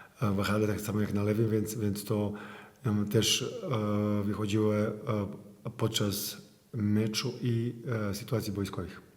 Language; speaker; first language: Polish; non-native, fluent; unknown